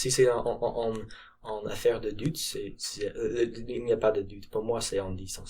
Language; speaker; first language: French; non-native, learner; English